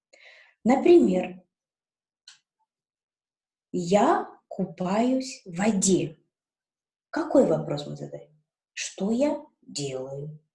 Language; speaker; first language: Russian; non-native, local second language; Kazakh